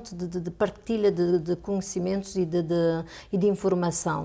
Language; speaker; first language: Portuguese; native; Portuguese